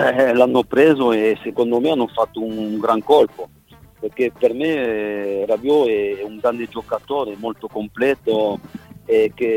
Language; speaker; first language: Italian; non-native, fluent; French